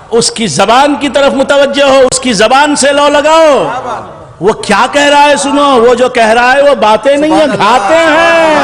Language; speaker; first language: Urdu; native; Urdu